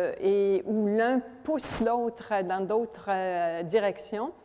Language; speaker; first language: French; native; French